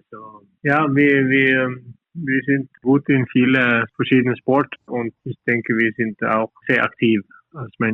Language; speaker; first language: German; non-native, fluent; Norwegian